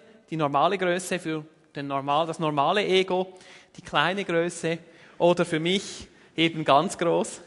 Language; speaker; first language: German; native; German